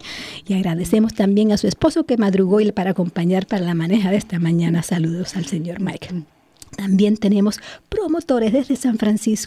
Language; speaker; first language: Spanish; native; Spanish